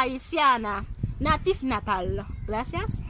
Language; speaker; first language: Spanish; non-native, learner; Haitian Creole